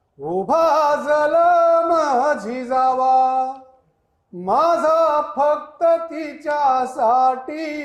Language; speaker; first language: Marathi; native; Marathi